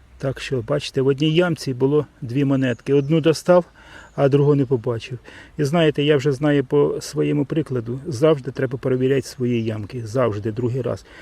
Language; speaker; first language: Ukrainian; native; Ukrainian